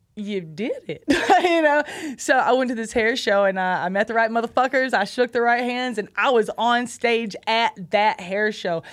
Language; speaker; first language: English; native; English